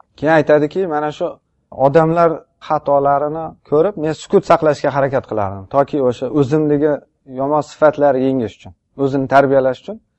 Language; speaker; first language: Uzbek; native; Uzbek